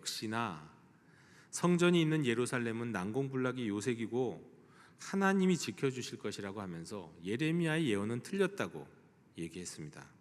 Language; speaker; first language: Korean; native; Korean